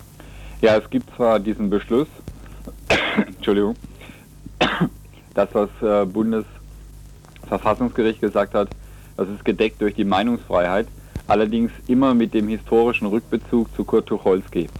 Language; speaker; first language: German; native; German